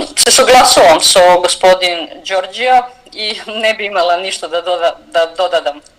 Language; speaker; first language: Macedonian; early bilingual, heritage; Macedonian